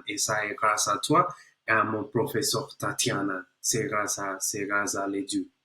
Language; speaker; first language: French; non-native, learner; Spanish